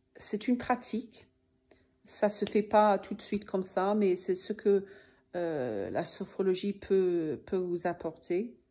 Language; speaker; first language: French; native; French